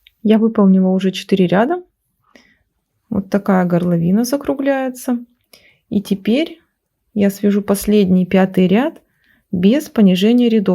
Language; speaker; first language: Russian; native; Russian